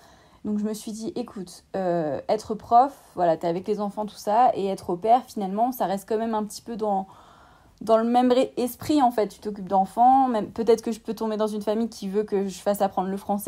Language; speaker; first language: French; native; French